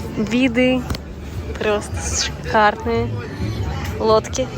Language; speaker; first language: Russian; native; Russian